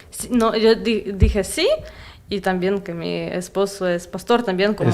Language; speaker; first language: Spanish; non-native, learner; Russian